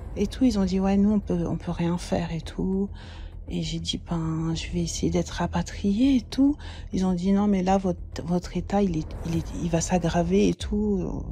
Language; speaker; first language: French; native; French